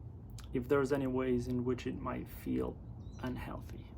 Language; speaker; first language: English; native; English